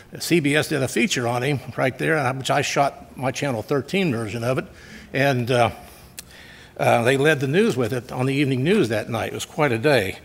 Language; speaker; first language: English; native; English